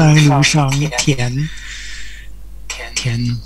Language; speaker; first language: Chinese; non-native, learner; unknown